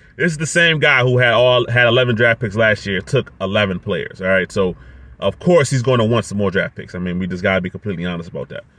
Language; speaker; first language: English; native; English